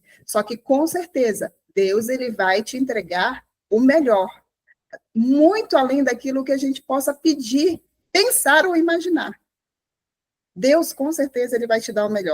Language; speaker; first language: Portuguese; native; Portuguese